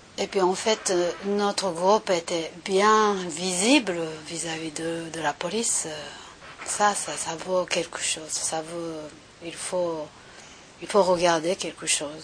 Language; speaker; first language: French; non-native, learner; Japanese